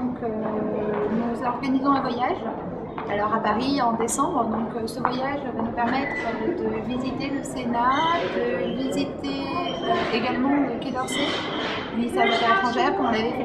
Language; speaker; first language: French; native; French